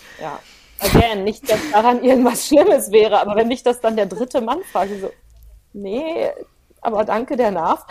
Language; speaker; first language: German; early bilingual, other home language; Plautdietsch